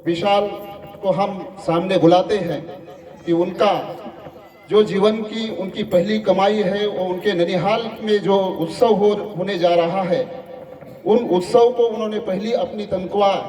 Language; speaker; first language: Hindi; non-native, local second language; Marathi